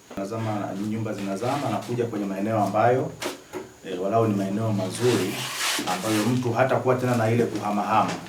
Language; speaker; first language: Swahili; native; Swahili